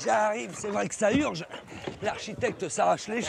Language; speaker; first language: French; native; French